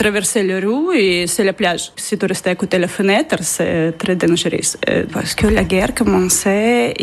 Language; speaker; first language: French; non-native, learner; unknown